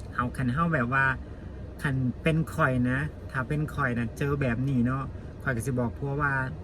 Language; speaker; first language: Thai; native; Thai